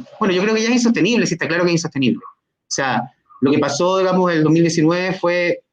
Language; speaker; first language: Spanish; native; Spanish